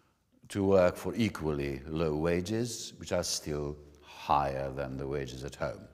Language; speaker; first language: English; non-native, fluent; Hungarian